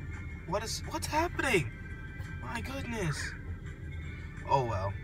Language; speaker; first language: English; native; English